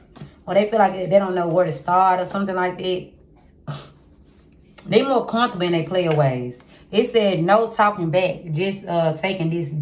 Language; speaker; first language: English; native; English